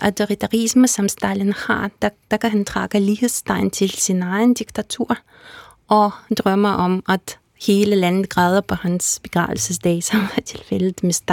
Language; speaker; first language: Danish; non-native, fluent; Russian